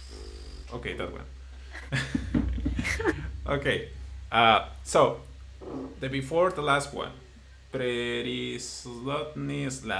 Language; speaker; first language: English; non-native, fluent; Spanish